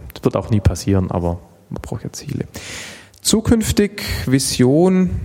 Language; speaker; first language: German; native; German